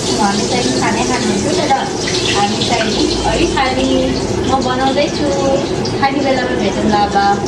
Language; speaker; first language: Nepali; non-native, local second language; Gurung